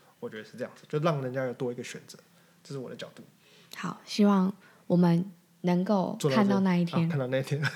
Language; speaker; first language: Chinese; native; Chinese